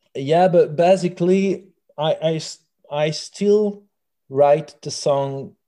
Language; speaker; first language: English; non-native, fluent; French